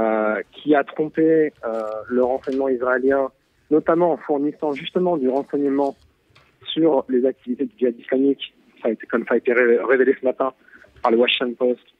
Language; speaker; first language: French; native; French